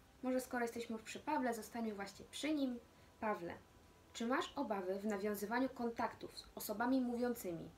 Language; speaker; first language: Polish; native; Polish